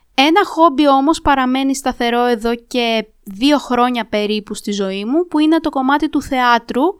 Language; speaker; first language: Greek; early bilingual, other home language; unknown